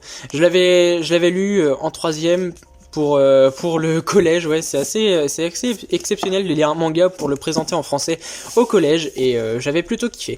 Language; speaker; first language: French; native; French